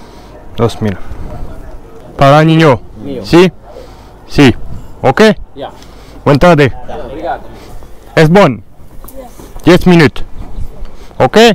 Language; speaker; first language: Spanish; non-native, learner; French